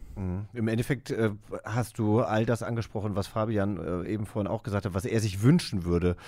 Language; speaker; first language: German; native; German